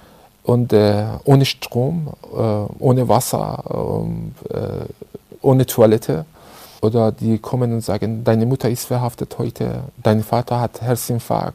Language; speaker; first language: German; non-native, learner; Persian